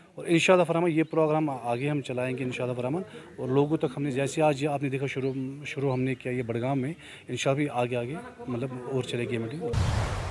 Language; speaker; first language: Hindi; non-native, local second language; Kashmiri